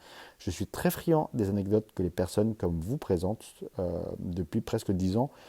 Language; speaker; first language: French; native; French